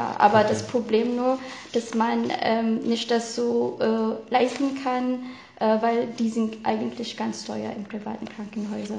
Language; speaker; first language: German; non-native, fluent; Filipino